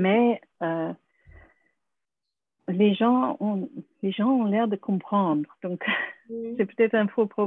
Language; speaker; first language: French; non-native, fluent; English